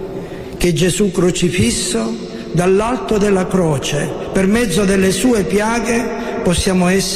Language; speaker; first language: Italian; native; Italian